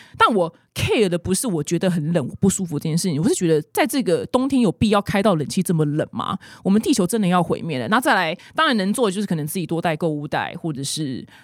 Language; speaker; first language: Chinese; native; Chinese